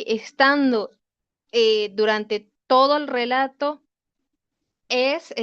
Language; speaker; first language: Spanish; native; Spanish